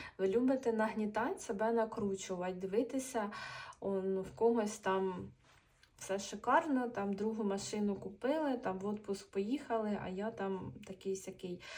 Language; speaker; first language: Ukrainian; non-native, local second language; Russian